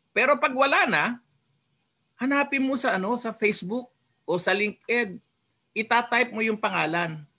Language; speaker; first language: Filipino; non-native, local second language; Iloko